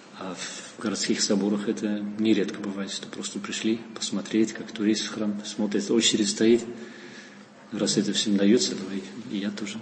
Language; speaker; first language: Russian; non-native, fluent; Dutch